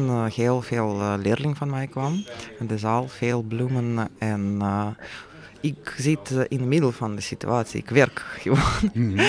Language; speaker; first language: Dutch; non-native, fluent; Russian